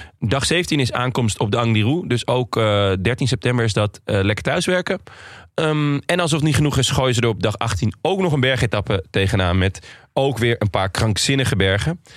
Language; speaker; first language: Dutch; native; Dutch